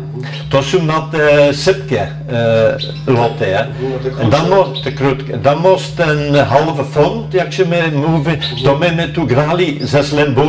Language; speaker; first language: Polish; early bilingual, heritage; Polish